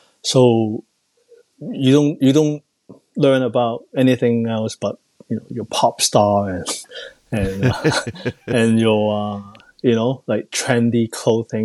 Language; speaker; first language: English; non-native, local second language; Cantonese